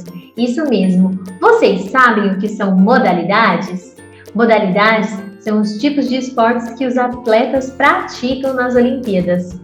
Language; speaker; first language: Portuguese; native; Portuguese